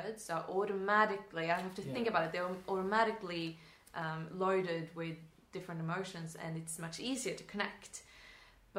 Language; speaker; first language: English; non-native, fluent; Swedish